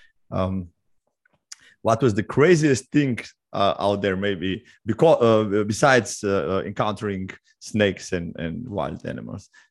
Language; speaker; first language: English; non-native, fluent; Slovenian